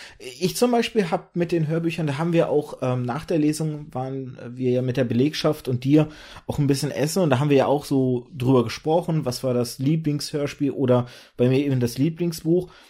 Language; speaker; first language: German; early bilingual, other home language; Russian